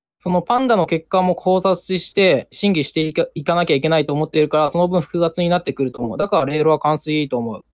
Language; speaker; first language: Japanese; native; Japanese